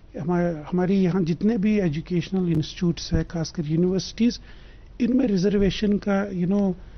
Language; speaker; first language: Hindi; non-native, local second language; Kashmiri